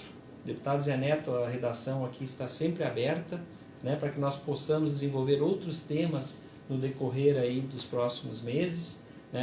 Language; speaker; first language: Portuguese; native; Portuguese